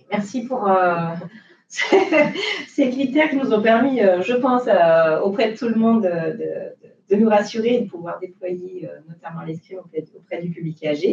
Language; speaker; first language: French; native; French